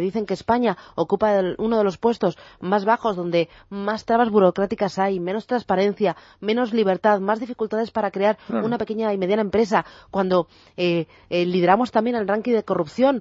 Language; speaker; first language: Spanish; native; Spanish